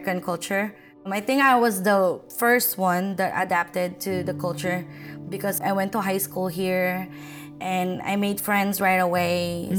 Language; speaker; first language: English; non-native, local second language; Filipino